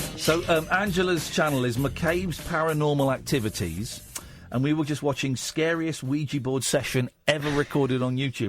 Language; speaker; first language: English; native; English